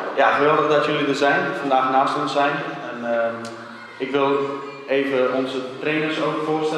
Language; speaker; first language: Dutch; early bilingual, other home language; Armenian